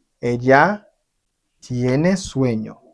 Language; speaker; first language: Spanish; non-native, fluent; Haitian Creole